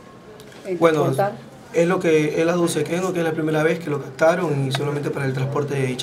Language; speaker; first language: Spanish; native; Spanish